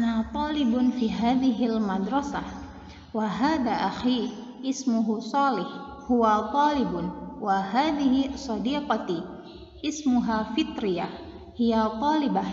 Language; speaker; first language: Arabic; non-native, fluent; Indonesian